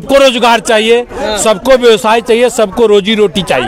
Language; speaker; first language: Hindi; native; Hindi